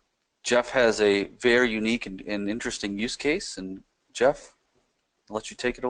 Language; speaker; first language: English; native; English